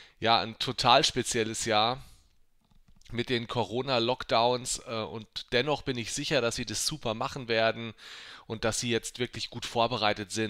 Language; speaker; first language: German; native; German